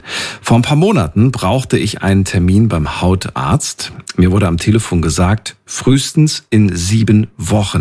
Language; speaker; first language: German; native; German